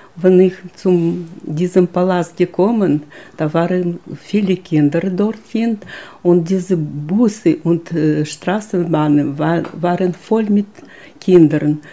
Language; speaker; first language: German; non-native, learner; Russian